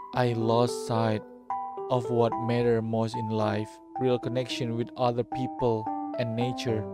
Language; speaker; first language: English; non-native, fluent; Indonesian